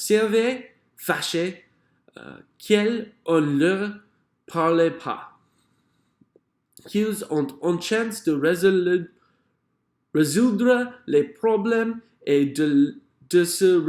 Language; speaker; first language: French; non-native, learner; English